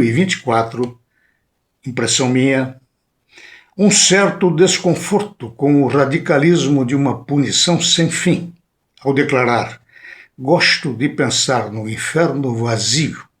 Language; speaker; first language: Portuguese; native; Portuguese